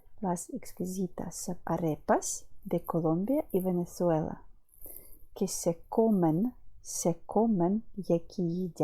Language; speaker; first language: Spanish; non-native, fluent; Ukrainian